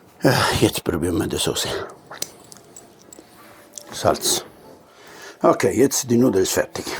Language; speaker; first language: German; non-native, fluent; Italian